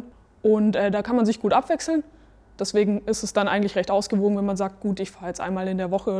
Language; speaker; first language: German; native; German